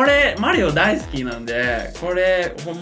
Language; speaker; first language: Japanese; non-native, fluent; English